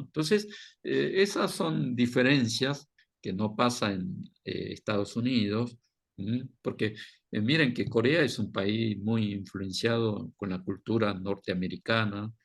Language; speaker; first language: Spanish; non-native, fluent; Korean